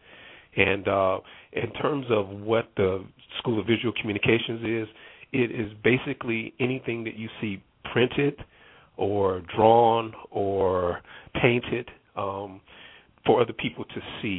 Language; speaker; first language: English; native; English